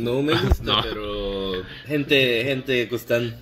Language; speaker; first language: Spanish; non-native, learner; Korean